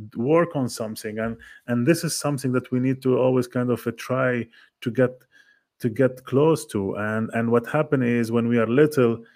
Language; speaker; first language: English; non-native, fluent; Arabic